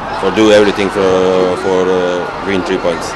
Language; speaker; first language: English; non-native, fluent; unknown